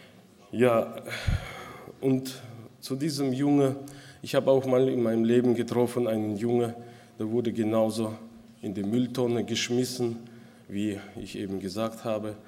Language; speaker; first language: German; non-native, local second language; Russian